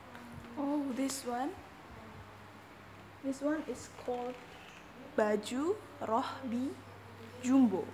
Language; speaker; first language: English; non-native, learner; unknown